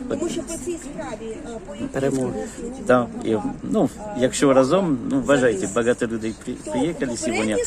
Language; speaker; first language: Ukrainian; non-native, local second language; Russian